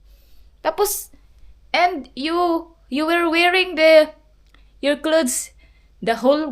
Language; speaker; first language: English; non-native, local second language; Cebuano